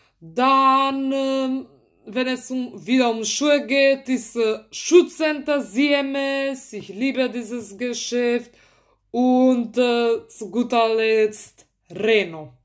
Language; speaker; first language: German; early bilingual, other home language; Macedonian